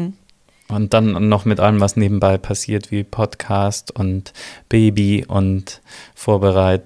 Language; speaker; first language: German; native; German